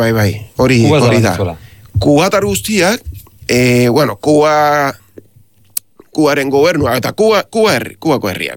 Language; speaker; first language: Basque; non-native, learner; Spanish